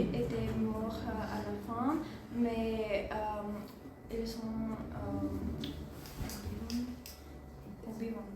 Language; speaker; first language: French; non-native, learner; Bulgarian